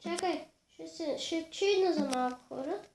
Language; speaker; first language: Bulgarian; native; Bulgarian